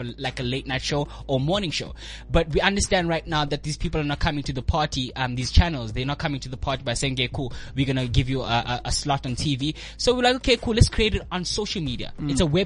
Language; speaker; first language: English; non-native, local second language; Xhosa